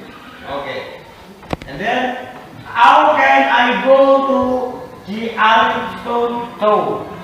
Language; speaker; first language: English; non-native, learner; Indonesian